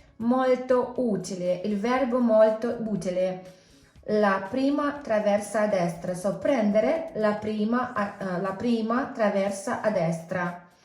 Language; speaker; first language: Italian; non-native, fluent; English